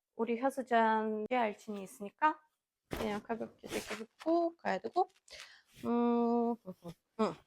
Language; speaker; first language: Korean; non-native, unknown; Russian